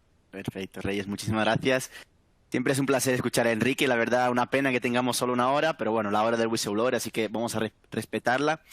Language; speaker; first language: Spanish; native; Spanish